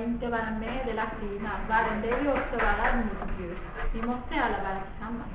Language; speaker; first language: Swedish; non-native, fluent; Spanish